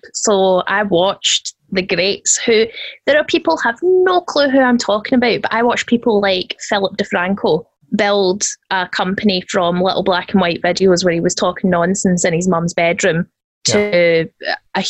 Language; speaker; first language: English; native; English